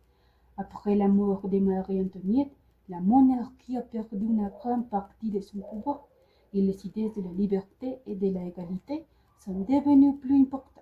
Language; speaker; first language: French; non-native, learner; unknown